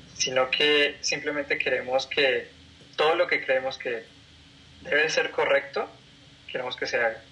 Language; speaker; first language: Spanish; native; Spanish